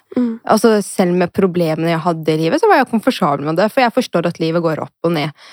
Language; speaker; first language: Norwegian; early bilingual, other home language; Arabic